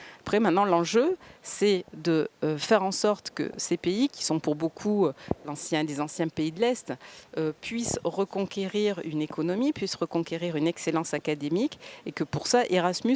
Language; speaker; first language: French; native; French